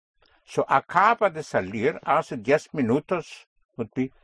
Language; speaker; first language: Spanish; non-native, fluent; English